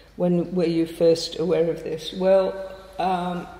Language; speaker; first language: English; native; English